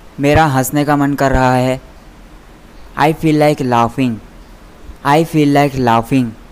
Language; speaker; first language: Hindi; native; Hindi